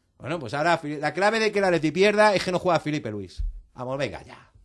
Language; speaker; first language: Spanish; native; Spanish